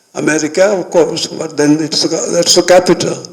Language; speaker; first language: English; non-native, local second language; Malayalam